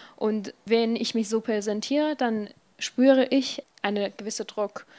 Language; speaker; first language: German; non-native, fluent; Persian